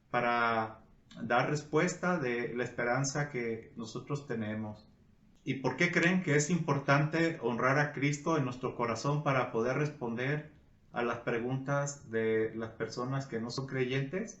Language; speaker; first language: Spanish; native; Spanish